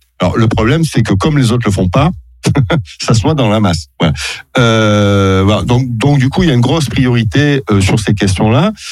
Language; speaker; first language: French; native; French